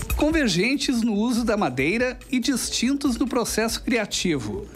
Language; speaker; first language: Portuguese; native; Portuguese